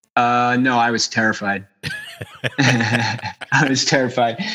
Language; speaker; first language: English; native; English